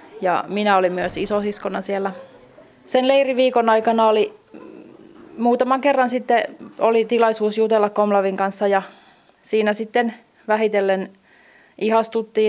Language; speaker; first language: Finnish; native; Finnish